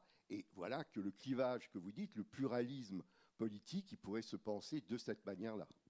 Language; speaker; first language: French; native; French